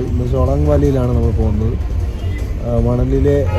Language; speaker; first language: Malayalam; native; Malayalam